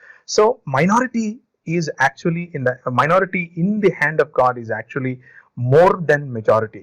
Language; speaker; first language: English; non-native, local second language; Telugu